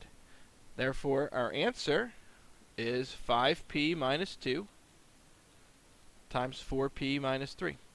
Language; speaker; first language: English; native; English